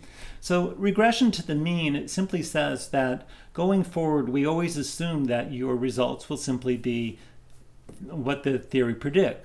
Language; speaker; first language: English; native; English